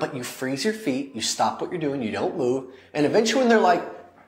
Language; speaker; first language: English; native; English